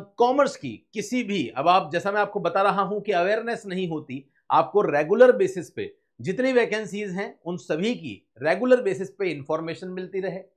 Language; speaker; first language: Hindi; native; Hindi